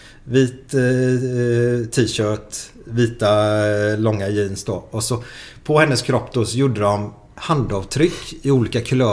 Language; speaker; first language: Swedish; native; Swedish